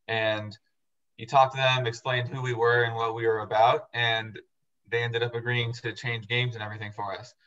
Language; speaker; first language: English; native; English